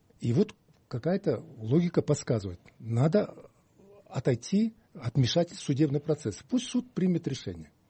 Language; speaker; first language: Russian; non-native, local second language; Kyrgyz